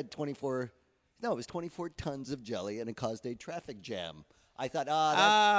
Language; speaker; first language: English; native; English